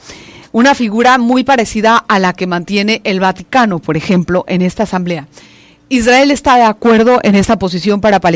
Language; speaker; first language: Spanish; native; Spanish